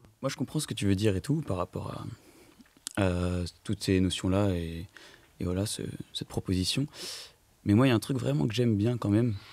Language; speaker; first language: French; native; French